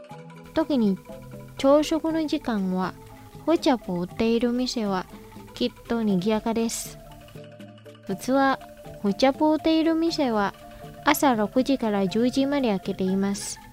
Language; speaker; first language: Japanese; non-native, fluent; Indonesian